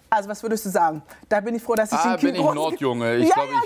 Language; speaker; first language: German; early bilingual, other home language; Akan